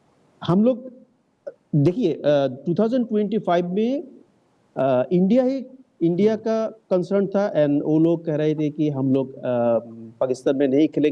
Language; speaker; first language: Hindi; non-native, learner; Bangla